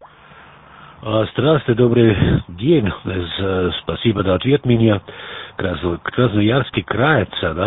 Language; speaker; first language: Russian; non-native, learner; German